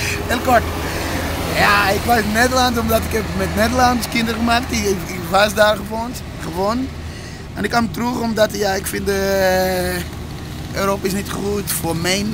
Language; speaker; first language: Dutch; non-native, learner; Portuguese